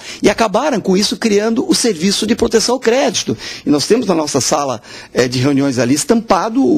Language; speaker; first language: Portuguese; native; Portuguese